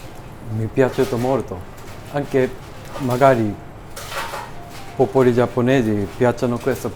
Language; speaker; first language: Italian; non-native, learner; Japanese